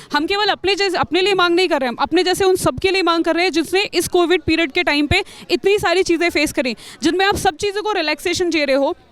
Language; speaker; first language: Hindi; native; Hindi